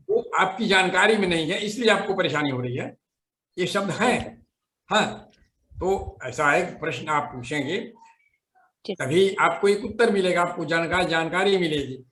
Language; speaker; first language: Hindi; native; Hindi